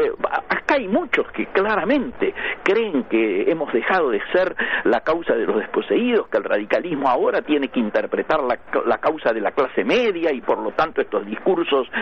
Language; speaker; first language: Spanish; native; Spanish